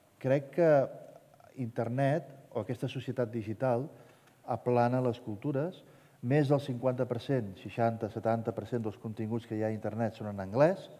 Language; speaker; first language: Catalan; native; Catalan